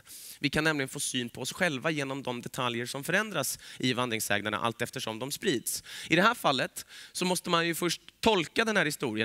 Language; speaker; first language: Swedish; native; Swedish